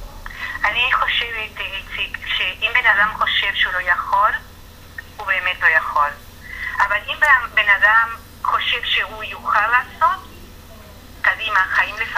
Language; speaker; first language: Hebrew; non-native, fluent; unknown